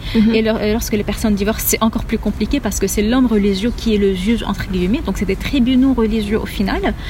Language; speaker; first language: French; non-native, local second language; Arabic